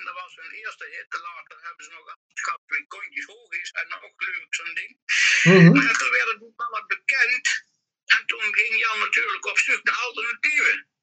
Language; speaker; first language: Dutch; native; Dutch